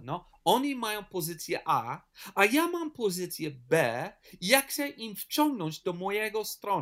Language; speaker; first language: Polish; non-native, learner; English